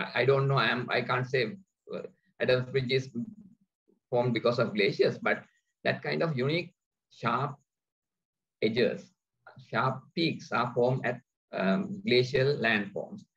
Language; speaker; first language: English; non-native, local second language; Sinhala